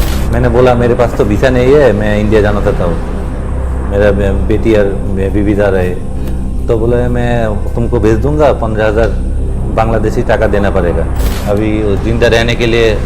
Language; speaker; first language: Hindi; non-native, learner; Bangla